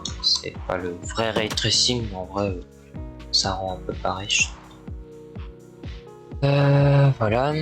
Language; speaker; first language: French; native; French